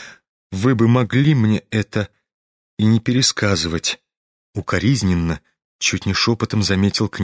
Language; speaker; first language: Russian; native; Russian